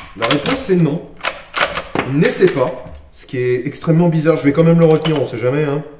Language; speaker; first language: French; native; French